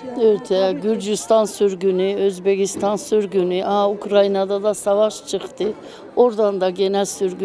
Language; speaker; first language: Turkish; early bilingual, heritage; Turkish